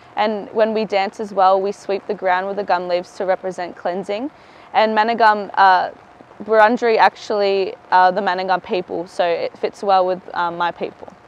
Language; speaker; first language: English; native; English